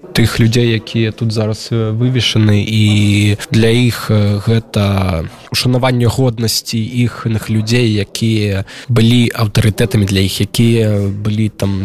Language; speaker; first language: Belarusian; native; Belarusian